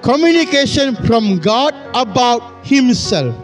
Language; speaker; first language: English; non-native, local second language; Tamil